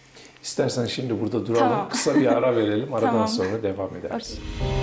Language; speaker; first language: Turkish; native; Turkish